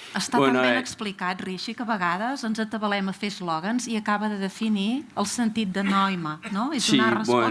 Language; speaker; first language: Catalan; native; Catalan